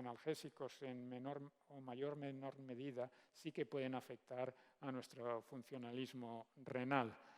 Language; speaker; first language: Spanish; native; Spanish